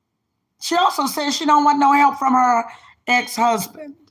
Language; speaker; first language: English; native; English